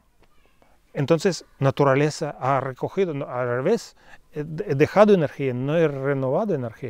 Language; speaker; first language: Spanish; non-native, fluent; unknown